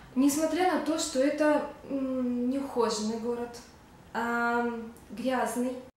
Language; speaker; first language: Russian; native; Russian